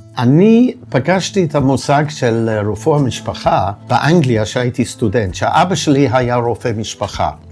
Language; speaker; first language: Hebrew; non-native, fluent; English